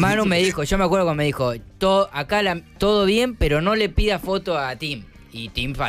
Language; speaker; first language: Spanish; native; Spanish